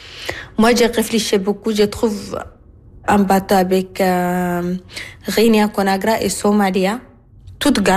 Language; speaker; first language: French; non-native, learner; Arabic